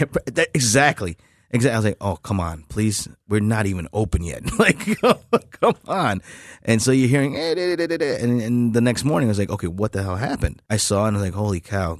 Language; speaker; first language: English; native; English